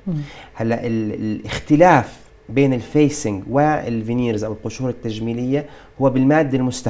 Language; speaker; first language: Arabic; native; Arabic